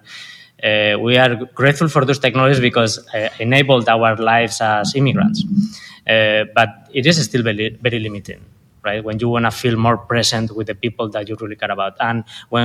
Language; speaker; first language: English; non-native, fluent; Spanish